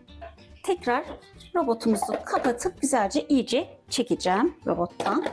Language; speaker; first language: Turkish; native; Turkish